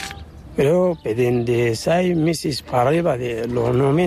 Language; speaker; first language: Spanish; non-native, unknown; Arabic